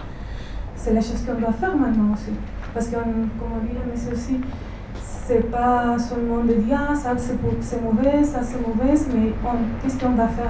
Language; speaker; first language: French; non-native, fluent; Spanish